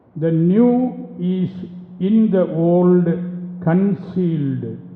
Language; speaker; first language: English; non-native, local second language; Malayalam